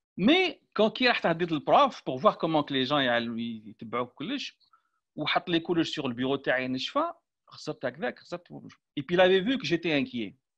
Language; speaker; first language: French; non-native, local second language; Arabic